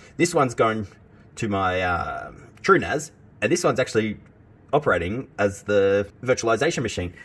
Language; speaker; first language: English; native; English